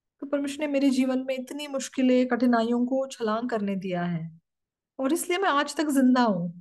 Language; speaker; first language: Hindi; non-native, fluent; Korean